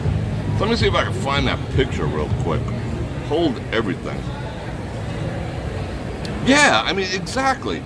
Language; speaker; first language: English; native; English